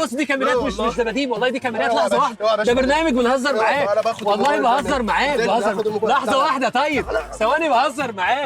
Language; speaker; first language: Arabic; native; Arabic